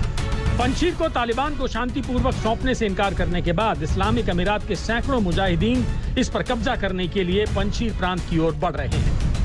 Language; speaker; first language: Hindi; native; Hindi